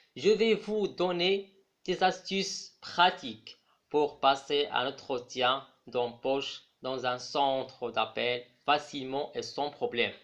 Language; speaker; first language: French; non-native, local second language; Arabic